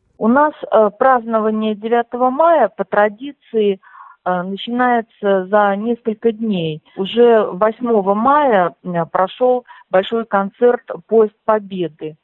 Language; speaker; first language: Russian; native; Russian